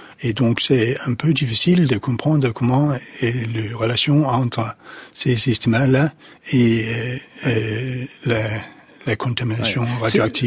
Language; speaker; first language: French; non-native, fluent; Danish